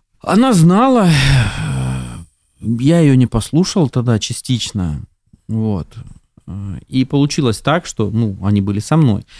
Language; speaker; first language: Russian; native; Russian